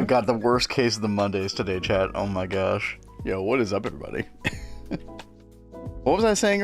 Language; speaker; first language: English; native; English